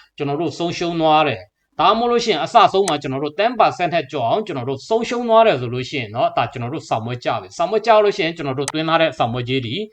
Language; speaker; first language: Burmese; non-native, local second language; Shan